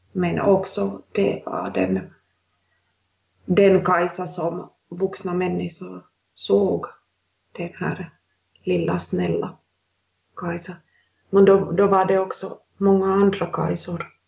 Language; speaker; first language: Swedish; non-native, local second language; Finnish